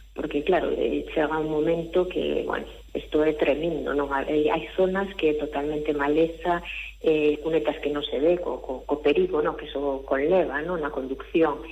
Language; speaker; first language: Galician; native; Galician